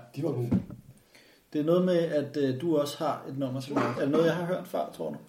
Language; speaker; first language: Danish; non-native, fluent; Portuguese